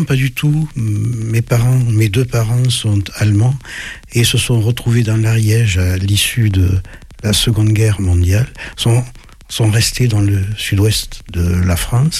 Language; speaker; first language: French; native; French